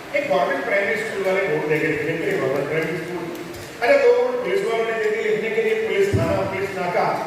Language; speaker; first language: Hindi; non-native, local second language; Punjabi